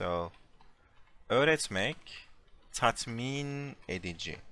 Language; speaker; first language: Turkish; non-native, fluent; English